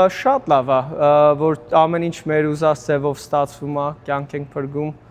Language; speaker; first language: Armenian; early bilingual, heritage; Armenian